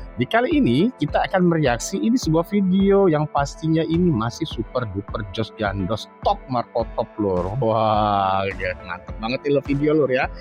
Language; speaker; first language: Indonesian; native; Indonesian